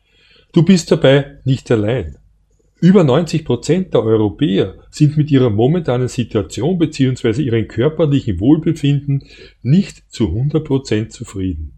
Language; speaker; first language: German; native; German